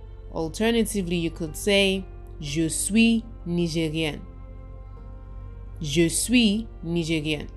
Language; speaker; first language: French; non-native, learner; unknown